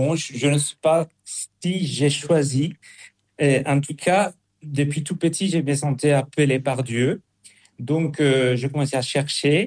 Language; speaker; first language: French; non-native, fluent; Spanish